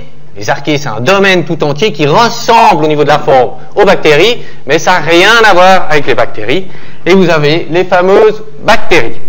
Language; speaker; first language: French; native; French